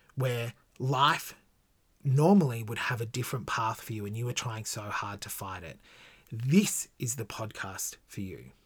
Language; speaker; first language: English; native; English